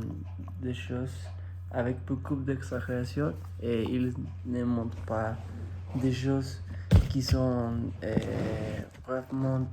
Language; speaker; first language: French; non-native, fluent; Spanish